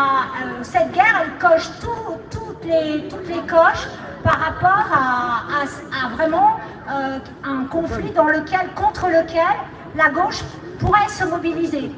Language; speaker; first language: French; native; French